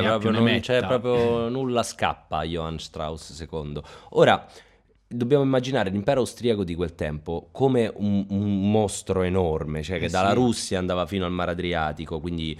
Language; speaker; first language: Italian; native; Italian